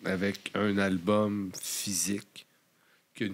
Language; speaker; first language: French; native; French